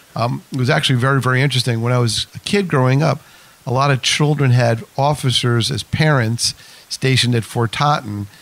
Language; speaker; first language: English; native; English